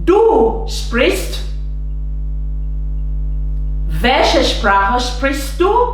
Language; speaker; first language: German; non-native, fluent; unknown